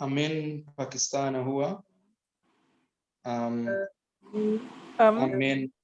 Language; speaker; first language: Arabic; non-native, learner; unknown